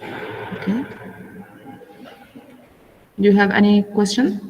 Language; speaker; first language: English; non-native, learner; Arabic